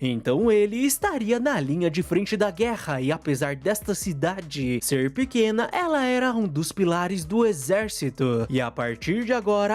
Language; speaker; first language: Portuguese; native; Portuguese